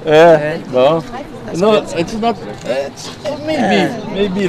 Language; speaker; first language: English; non-native, learner; Portuguese